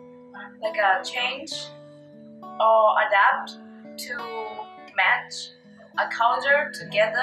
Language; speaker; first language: English; non-native, learner; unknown